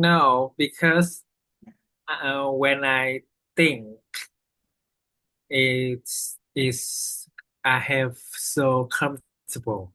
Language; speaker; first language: English; non-native, learner; Vietnamese